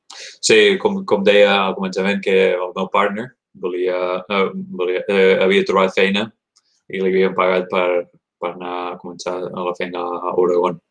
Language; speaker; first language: Catalan; early bilingual, heritage; Catalan